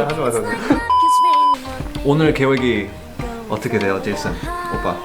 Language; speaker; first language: Korean; early bilingual, heritage; Korean